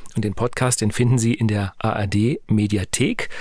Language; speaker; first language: German; native; German